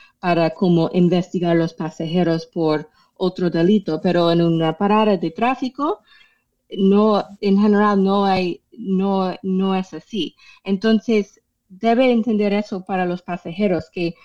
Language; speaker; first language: Spanish; non-native, fluent; English